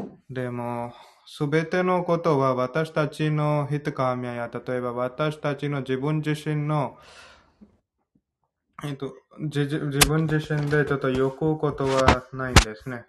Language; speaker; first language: Japanese; non-native, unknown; Hindi